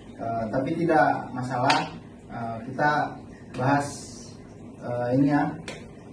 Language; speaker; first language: Indonesian; native; Indonesian